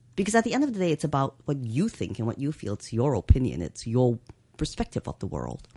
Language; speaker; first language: English; native; English